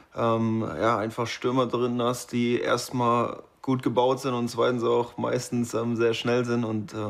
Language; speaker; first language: German; native; German